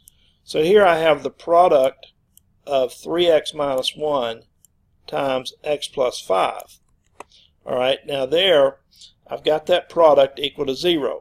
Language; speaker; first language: English; native; English